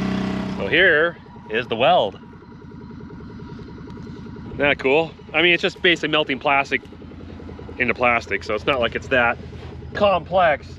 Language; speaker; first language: English; native; English